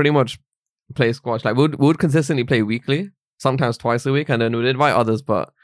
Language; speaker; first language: English; native; English